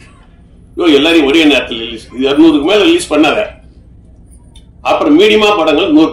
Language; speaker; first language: Tamil; native; Tamil